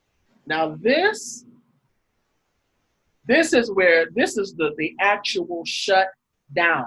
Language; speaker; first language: English; native; English